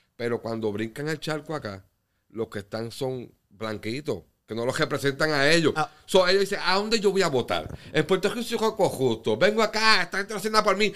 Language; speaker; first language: Spanish; native; Spanish